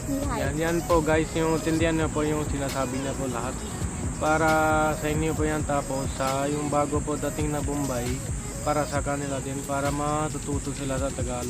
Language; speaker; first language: Filipino; non-native, learner; Punjabi